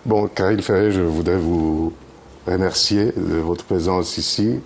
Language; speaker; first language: French; non-native, fluent; Greek